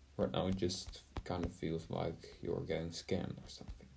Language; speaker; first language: English; non-native, fluent; Dutch